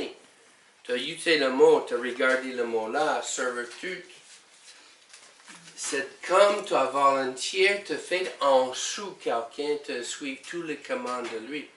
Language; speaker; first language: French; non-native, learner; English